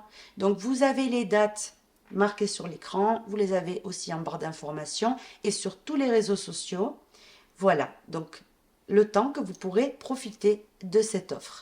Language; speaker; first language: French; native; French